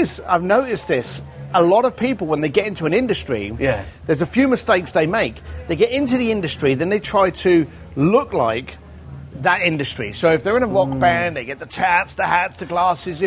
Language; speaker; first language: English; native; English